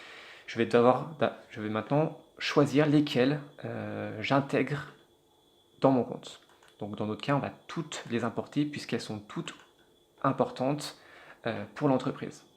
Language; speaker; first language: French; native; French